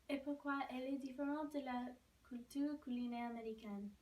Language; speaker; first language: French; non-native, learner; English